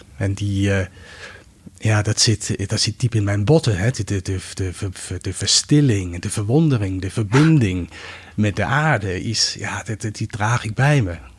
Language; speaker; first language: Dutch; non-native, fluent; Danish